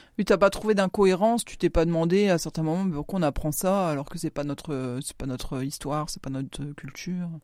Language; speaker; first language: French; native; French